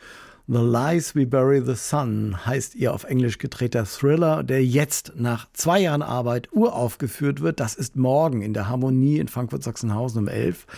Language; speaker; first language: German; native; German